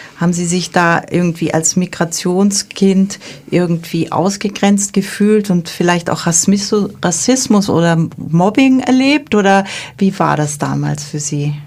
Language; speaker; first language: German; native; German